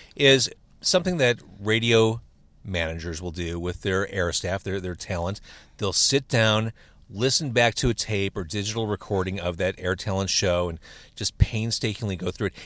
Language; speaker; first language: English; native; English